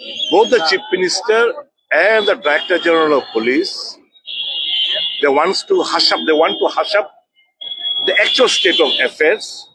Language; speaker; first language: English; non-native, local second language; Bangla